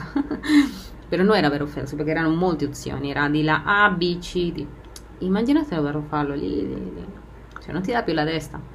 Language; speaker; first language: Italian; non-native, fluent; Spanish